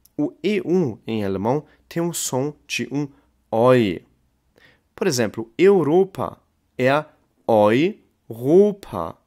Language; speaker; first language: Portuguese; non-native, fluent; German